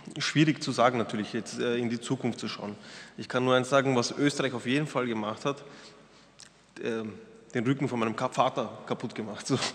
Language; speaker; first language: German; early bilingual, other home language; Turkish